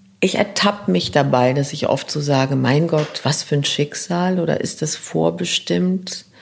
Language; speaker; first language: German; non-native, local second language; French